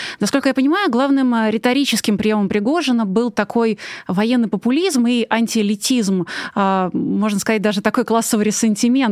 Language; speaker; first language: Russian; native; Russian